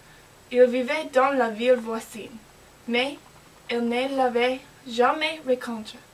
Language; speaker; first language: French; non-native, learner; English